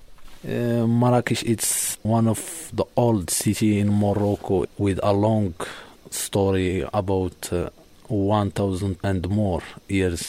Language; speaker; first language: English; non-native, learner; Arabic